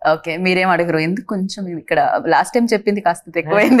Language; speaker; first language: Telugu; native; Telugu